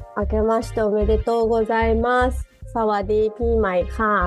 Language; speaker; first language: Japanese; native; Japanese